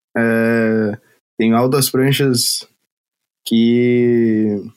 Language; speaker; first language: Portuguese; native; Portuguese